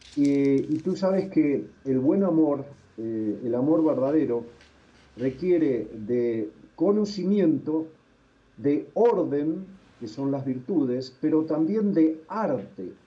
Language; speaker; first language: Spanish; native; Spanish